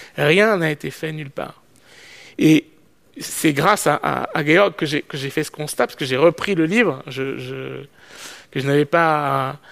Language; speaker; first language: French; native; French